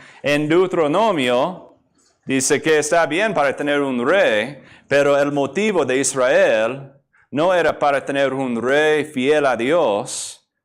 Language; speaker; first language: Spanish; non-native, fluent; English